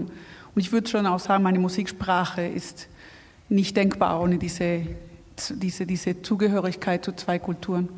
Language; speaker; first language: German; non-native, fluent; Spanish